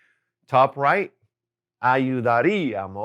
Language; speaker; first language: Spanish; non-native, fluent; English